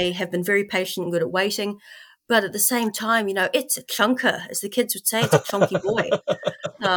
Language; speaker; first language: English; native; English